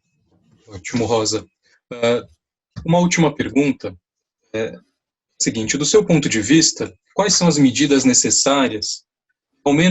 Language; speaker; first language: Portuguese; native; Portuguese